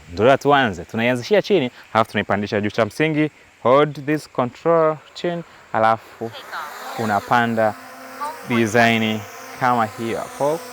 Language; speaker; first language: Swahili; native; Swahili